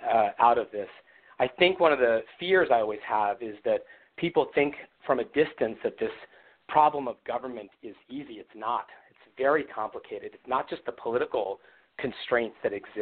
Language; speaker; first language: English; native; English